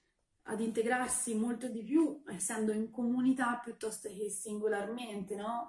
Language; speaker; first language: Italian; early bilingual, other home language; Albanian